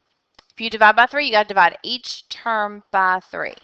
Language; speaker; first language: English; native; English